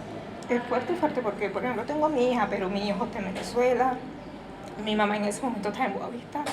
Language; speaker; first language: Spanish; native; Spanish